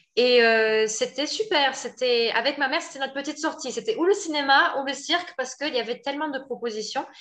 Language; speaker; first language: French; native; French